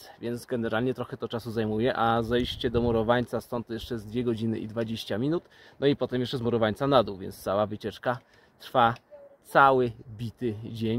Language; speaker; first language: Polish; native; Polish